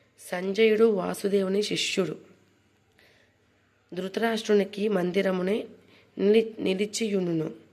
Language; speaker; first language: Telugu; non-native, learner; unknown